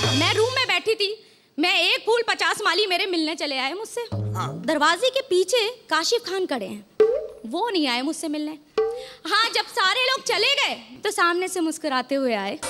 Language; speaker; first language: Hindi; native; Hindi